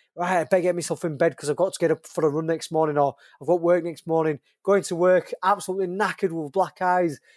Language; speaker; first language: English; native; English